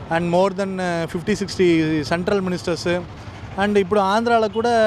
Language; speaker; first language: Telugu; non-native, learner; Tamil